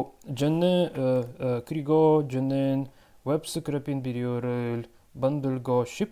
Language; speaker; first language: Korean; non-native, learner; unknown